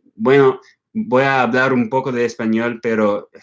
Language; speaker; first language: Spanish; non-native, fluent; English